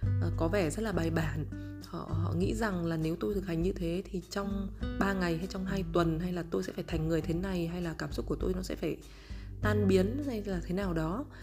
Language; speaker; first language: Vietnamese; native; Vietnamese